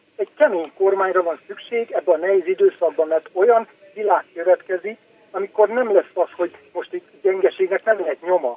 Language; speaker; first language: Hungarian; native; Hungarian